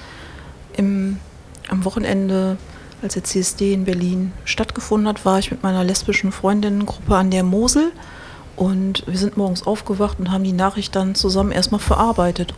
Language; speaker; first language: German; native; German